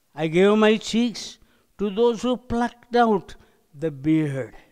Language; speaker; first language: English; non-native, local second language; Telugu